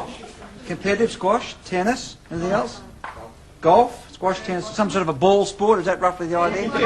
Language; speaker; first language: English; native; English